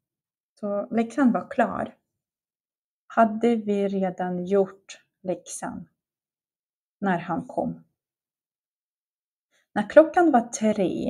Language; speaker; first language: Swedish; non-native, fluent; Russian